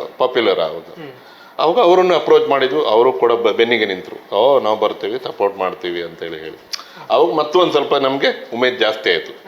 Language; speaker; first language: Kannada; native; Kannada